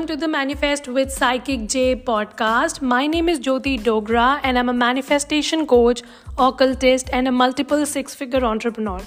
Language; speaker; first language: English; non-native, local second language; Hindi